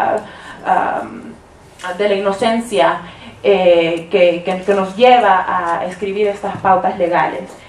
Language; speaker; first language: Spanish; early bilingual, heritage; Spanish